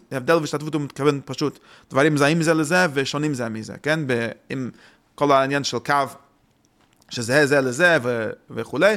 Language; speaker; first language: Hebrew; non-native, fluent; English